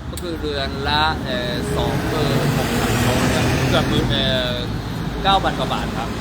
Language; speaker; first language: Thai; early bilingual, other home language; Japanese